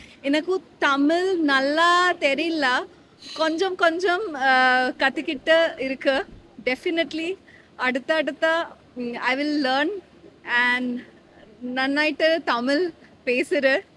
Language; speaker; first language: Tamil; non-native, learner; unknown